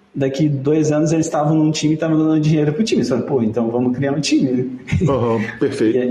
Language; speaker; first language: Portuguese; native; Portuguese